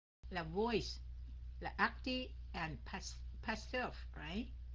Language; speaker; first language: English; non-native, fluent; Vietnamese